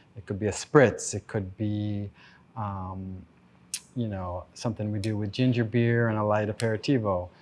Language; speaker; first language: English; native; English